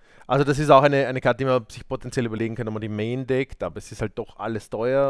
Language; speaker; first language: German; native; German